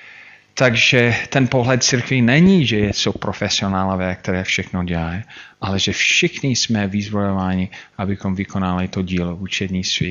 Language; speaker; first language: Czech; non-native, fluent; English